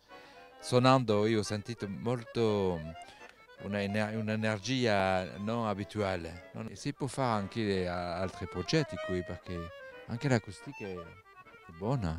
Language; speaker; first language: Italian; non-native, fluent; French